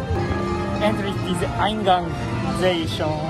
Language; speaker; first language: German; non-native, learner; Japanese